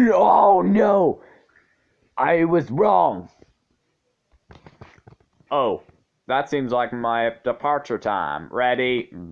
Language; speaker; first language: English; native; English